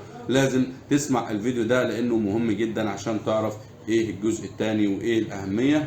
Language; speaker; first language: Arabic; native; Arabic